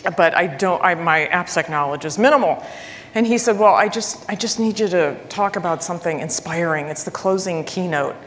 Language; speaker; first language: English; native; English